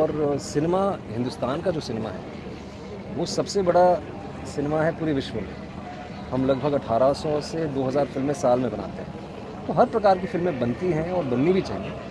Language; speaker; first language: Hindi; native; Hindi